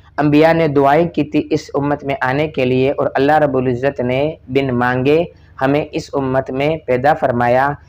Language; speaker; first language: Urdu; non-native, local second language; Pashto